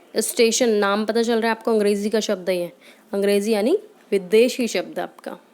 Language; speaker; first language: Hindi; native; Hindi